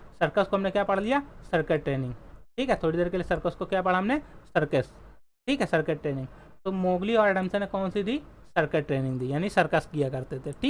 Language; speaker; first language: Hindi; native; Hindi